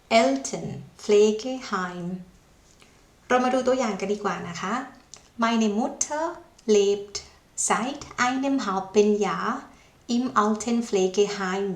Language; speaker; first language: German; non-native, fluent; Thai